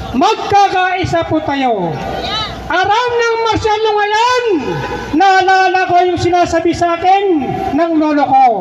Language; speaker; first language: Filipino; non-native, local second language; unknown